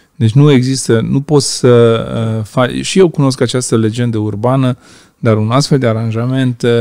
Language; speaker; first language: Romanian; non-native, local second language; Hungarian